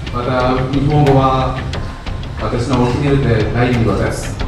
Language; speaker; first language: Japanese; non-native, learner; Tamil